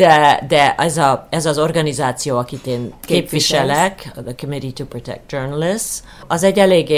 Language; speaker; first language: Hungarian; early bilingual, heritage; Hungarian